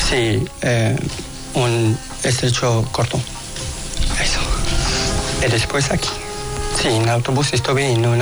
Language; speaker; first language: Spanish; non-native, learner; Arabic